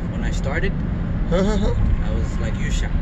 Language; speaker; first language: English; early bilingual, other home language; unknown